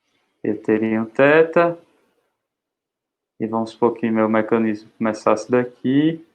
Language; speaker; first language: Portuguese; native; Portuguese